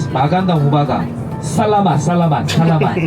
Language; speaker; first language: Filipino; non-native, learner; Korean